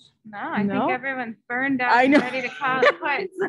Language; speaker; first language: English; native; English